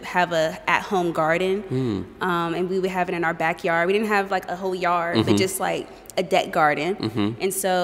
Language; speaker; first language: English; native; English